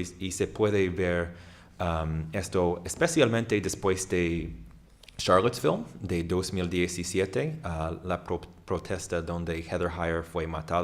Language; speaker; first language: Spanish; non-native, fluent; English